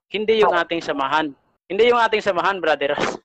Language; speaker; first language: Filipino; native; Filipino